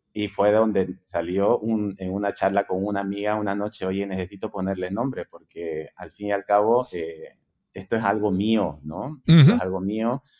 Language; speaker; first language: Spanish; native; Spanish